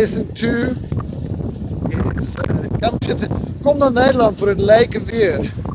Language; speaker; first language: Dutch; non-native, learner; English